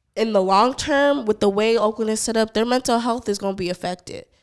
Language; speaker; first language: English; native; English